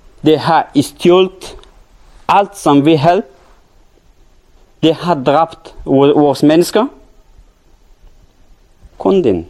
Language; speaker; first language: Danish; non-native, learner; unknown